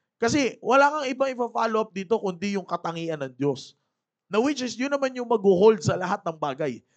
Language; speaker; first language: Filipino; native; Filipino